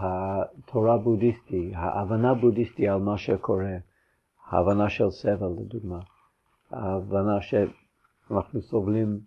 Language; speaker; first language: Hebrew; non-native, fluent; English